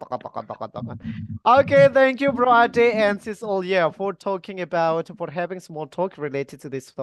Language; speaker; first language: English; non-native, learner; Indonesian